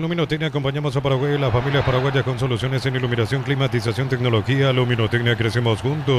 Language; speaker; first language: Spanish; native; Spanish